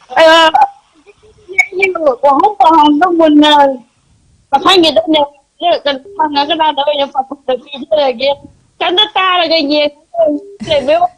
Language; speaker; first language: Manipuri; native; Manipuri